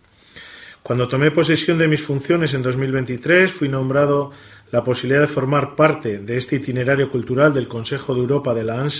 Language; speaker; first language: Spanish; native; Spanish